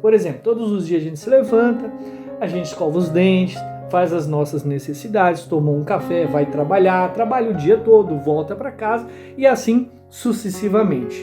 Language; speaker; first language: Portuguese; native; Portuguese